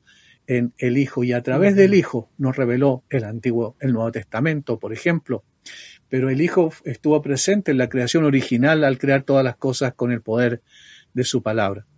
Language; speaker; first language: Spanish; native; Spanish